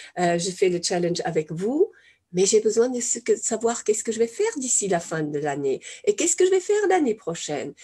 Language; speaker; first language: French; non-native, fluent; German